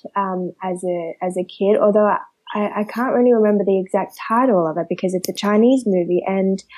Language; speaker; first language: English; early bilingual, other home language; Chinese